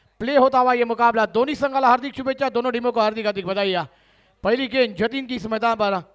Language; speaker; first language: Hindi; non-native, local second language; Marathi